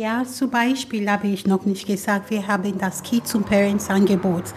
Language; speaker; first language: German; non-native, fluent; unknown